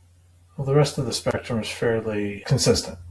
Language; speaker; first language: English; native; English